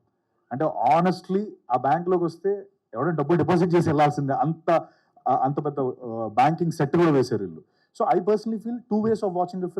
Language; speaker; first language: Telugu; native; Telugu